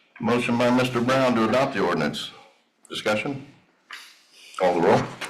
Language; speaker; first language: English; native; English